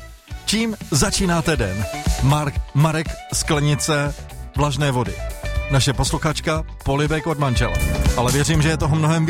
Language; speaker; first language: Czech; native; Czech